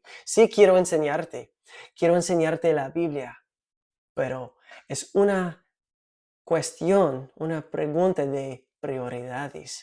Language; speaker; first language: Spanish; non-native, fluent; English